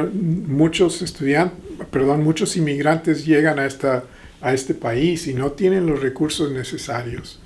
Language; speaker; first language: Spanish; early bilingual, heritage; Spanish